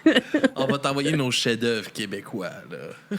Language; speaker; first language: French; native; French